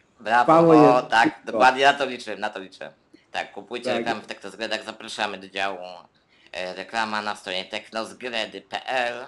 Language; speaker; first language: Polish; native; Polish